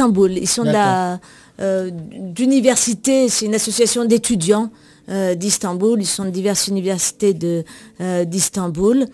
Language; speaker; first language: French; native; French